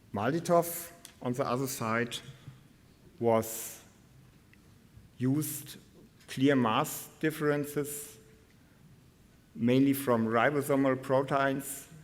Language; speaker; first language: English; non-native, fluent; German